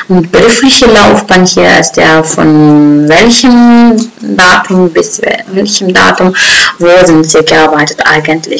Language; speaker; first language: German; non-native, fluent; Uzbek